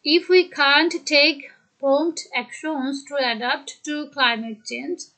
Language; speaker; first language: English; non-native, local second language; Bangla